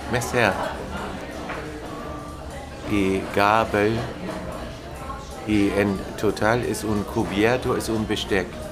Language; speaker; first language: Spanish; non-native, learner; German